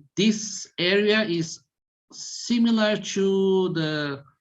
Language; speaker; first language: English; non-native, fluent; Portuguese